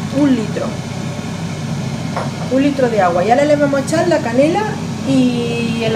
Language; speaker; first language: Spanish; native; Spanish